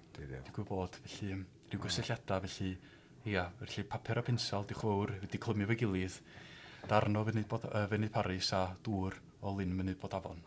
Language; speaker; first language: Welsh; native; Welsh